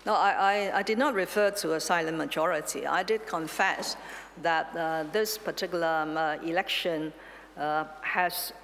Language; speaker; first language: English; non-native, local second language; Chinese